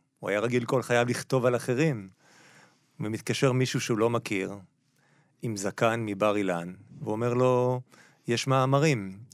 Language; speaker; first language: Hebrew; native; Hebrew